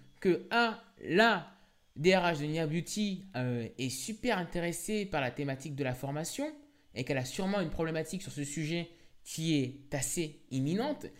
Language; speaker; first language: French; native; French